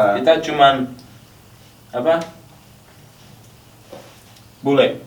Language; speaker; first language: Indonesian; non-native, learner; English